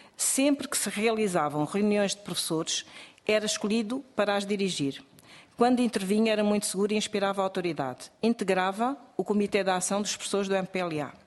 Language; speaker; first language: Portuguese; native; Portuguese